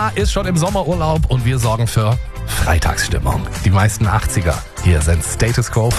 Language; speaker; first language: German; native; German